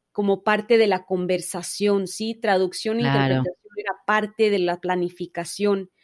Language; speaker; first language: Spanish; early bilingual, heritage; Spanish